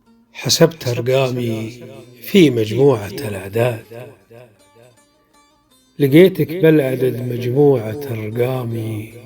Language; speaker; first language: Arabic; native; Arabic